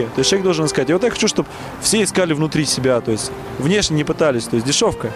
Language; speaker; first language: Russian; native; Russian